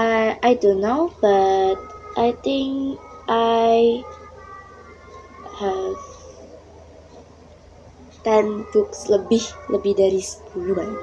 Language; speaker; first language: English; non-native, learner; Indonesian